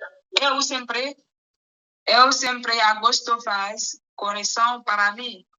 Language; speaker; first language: Portuguese; non-native, learner; Haitian Creole